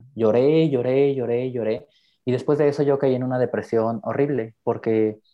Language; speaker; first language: Spanish; native; Spanish